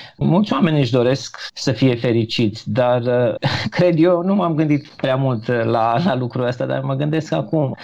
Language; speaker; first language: Romanian; native; Romanian